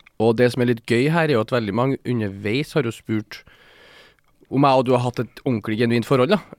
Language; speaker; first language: Norwegian; early bilingual, other home language; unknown